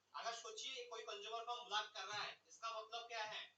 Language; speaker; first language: Hindi; non-native, local second language; Bangla